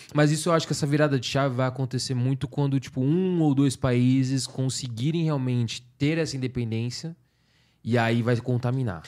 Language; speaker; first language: Portuguese; native; Portuguese